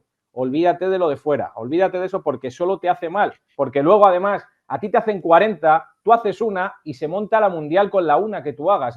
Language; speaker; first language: Spanish; native; Spanish